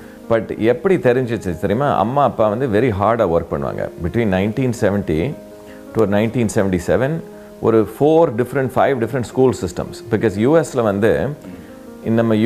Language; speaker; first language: Tamil; early bilingual, heritage; Tamil